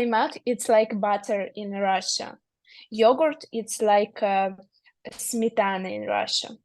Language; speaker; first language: English; non-native, learner; Russian